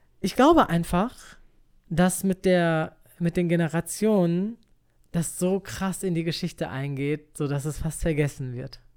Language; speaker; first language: German; early bilingual, other home language; Turkish